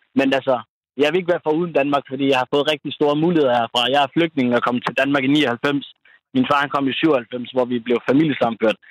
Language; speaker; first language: Danish; early bilingual, other home language; Somali